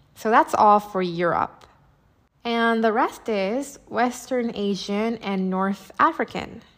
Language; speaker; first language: English; early bilingual, other home language; Japanese